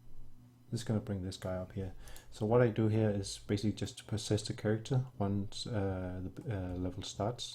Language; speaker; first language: English; non-native, fluent; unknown